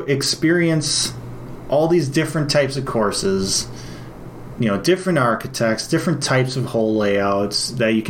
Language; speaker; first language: English; native; English